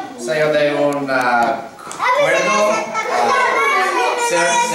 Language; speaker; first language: Spanish; non-native, learner; English